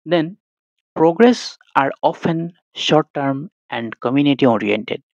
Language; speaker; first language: English; non-native, local second language; Assamese